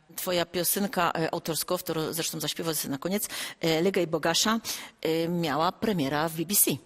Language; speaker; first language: Polish; native; Polish